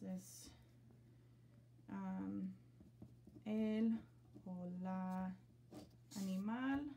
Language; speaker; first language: Spanish; non-native, learner; English